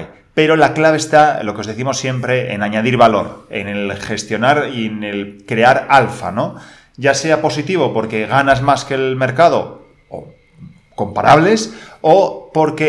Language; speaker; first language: Spanish; native; Spanish